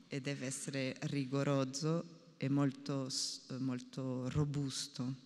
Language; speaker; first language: Italian; non-native, fluent; Portuguese